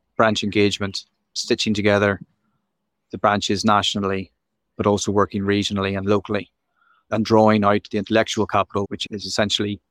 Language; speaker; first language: English; native; English